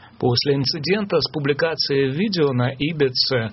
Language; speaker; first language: Russian; native; Russian